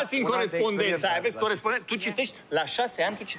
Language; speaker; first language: Romanian; native; Romanian